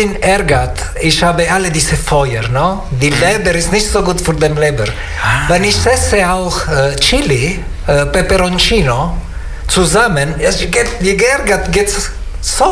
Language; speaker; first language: German; non-native, learner; Italian